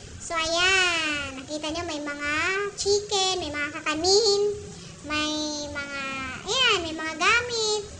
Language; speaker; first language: Filipino; native; Filipino